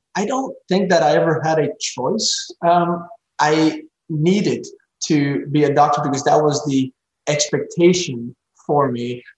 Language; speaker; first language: English; early bilingual, other home language; Spanish